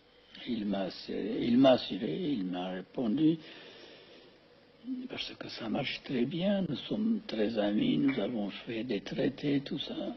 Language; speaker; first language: French; non-native, fluent; Amharic